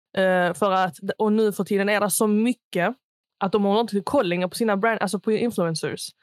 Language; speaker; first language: Swedish; native; Swedish